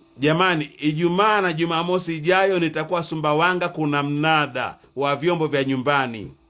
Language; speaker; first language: Swahili; native; Swahili